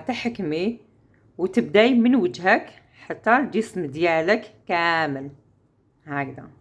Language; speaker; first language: Arabic; native; Arabic